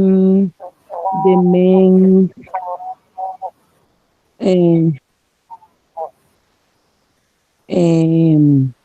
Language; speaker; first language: English; non-native, learner; Spanish